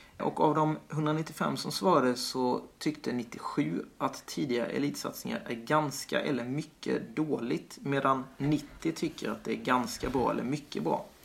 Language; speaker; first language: Swedish; native; Swedish